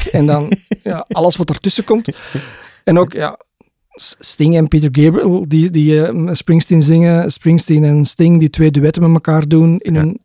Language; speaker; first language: Dutch; native; Dutch